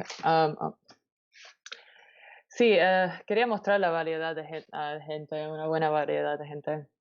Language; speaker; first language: Spanish; early bilingual, heritage; Spanish